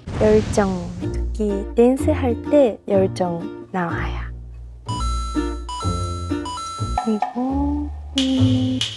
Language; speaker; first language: Korean; non-native, learner; Japanese